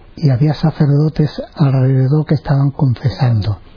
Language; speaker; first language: Spanish; native; Spanish